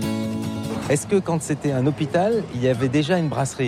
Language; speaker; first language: French; native; French